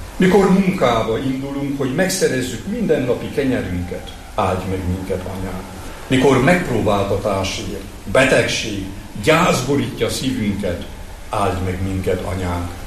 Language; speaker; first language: Hungarian; native; Hungarian